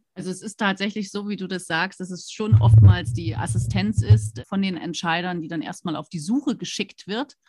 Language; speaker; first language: German; native; German